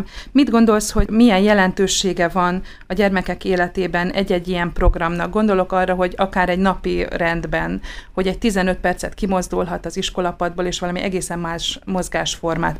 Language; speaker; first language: Hungarian; native; Hungarian